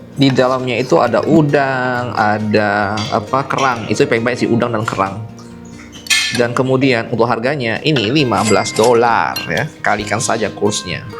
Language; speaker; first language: Indonesian; native; Indonesian